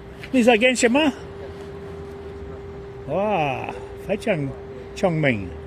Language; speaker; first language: Chinese; non-native, learner; English